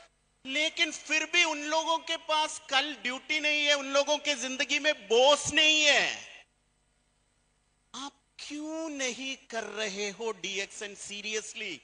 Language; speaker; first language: Hindi; non-native, fluent; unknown